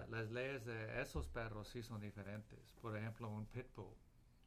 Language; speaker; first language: Spanish; early bilingual, heritage; Spanish